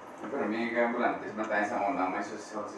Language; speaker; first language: Filipino; non-native, local second language; Hiligaynon